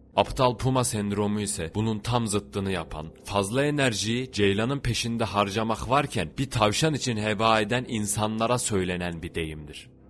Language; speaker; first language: Turkish; native; Turkish